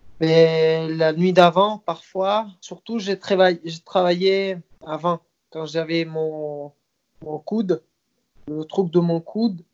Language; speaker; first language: French; non-native, fluent; Spanish